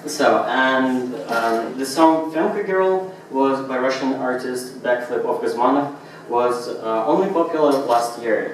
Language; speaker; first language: English; non-native, fluent; Russian